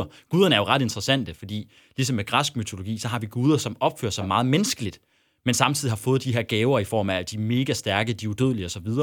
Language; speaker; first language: Danish; native; Danish